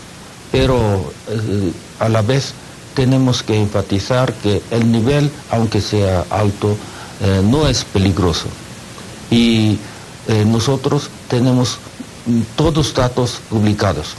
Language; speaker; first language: Spanish; non-native, learner; Japanese